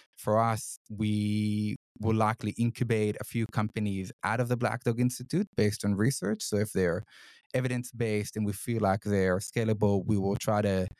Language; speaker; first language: English; non-native, fluent; Hebrew